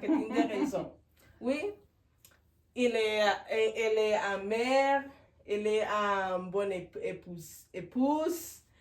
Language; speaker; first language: French; non-native, learner; Spanish